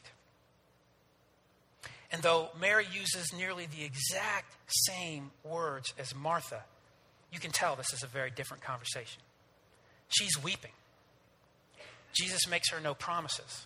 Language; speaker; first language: English; native; English